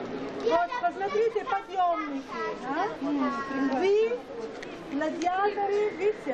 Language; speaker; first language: Russian; non-native, fluent; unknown